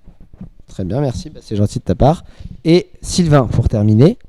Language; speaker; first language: French; native; French